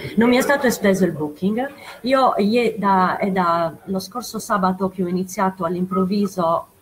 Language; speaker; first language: Italian; native; Italian